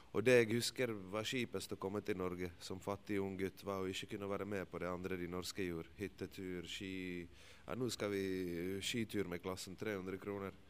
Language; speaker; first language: Norwegian; early bilingual, other home language; Bosnian